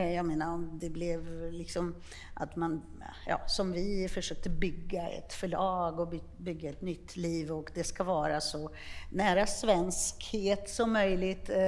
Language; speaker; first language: Swedish; non-native, fluent; Polish